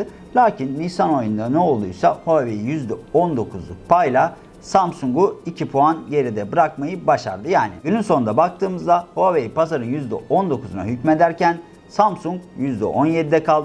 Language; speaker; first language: Turkish; native; Turkish